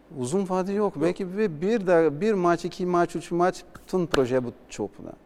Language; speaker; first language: Turkish; non-native, learner; Portuguese